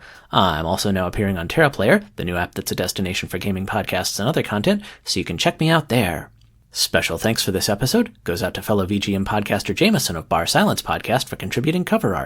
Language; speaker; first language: English; native; English